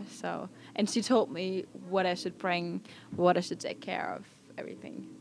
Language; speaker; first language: English; non-native, fluent; German